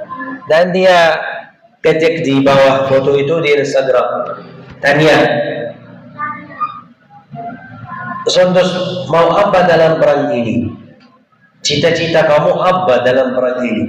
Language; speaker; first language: Indonesian; non-native, fluent; Arabic